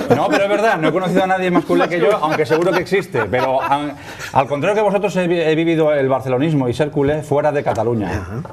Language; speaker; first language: Spanish; native; Spanish